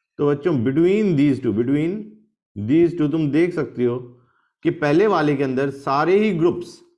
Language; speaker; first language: Hindi; native; Hindi